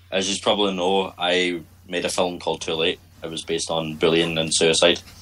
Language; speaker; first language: English; native; English